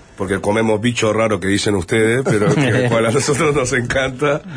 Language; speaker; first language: Spanish; non-native, fluent; Korean